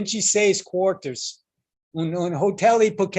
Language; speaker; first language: Portuguese; non-native, learner; English